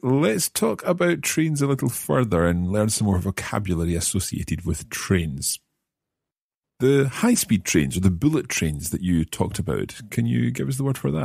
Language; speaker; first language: English; native; English